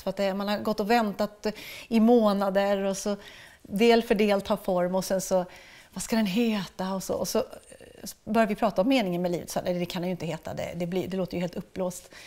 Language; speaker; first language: Swedish; native; Swedish